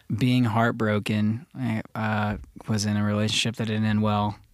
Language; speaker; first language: English; native; English